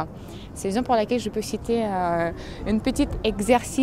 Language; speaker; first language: French; non-native, fluent; Russian